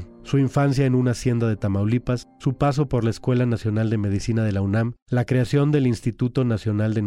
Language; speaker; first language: Spanish; native; Spanish